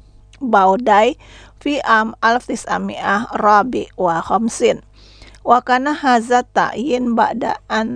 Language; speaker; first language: Arabic; non-native, fluent; Indonesian